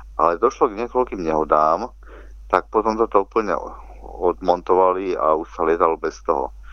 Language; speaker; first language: Slovak; native; Slovak